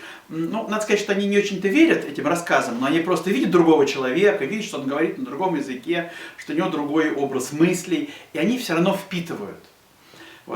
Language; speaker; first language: Russian; native; Russian